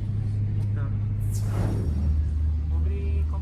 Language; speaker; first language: Indonesian; native; Indonesian